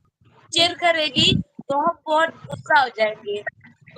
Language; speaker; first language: Hindi; non-native, local second language; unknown